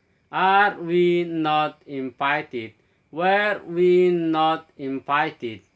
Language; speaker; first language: English; non-native, fluent; Indonesian